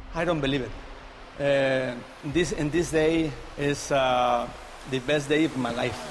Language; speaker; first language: English; non-native, fluent; Spanish